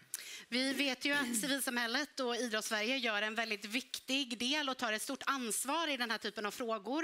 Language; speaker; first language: Swedish; native; Swedish